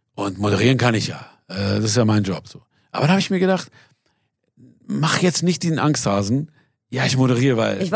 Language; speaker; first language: German; early bilingual, other home language; Persian